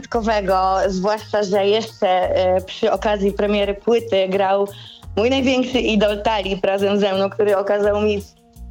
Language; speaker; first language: Polish; native; Polish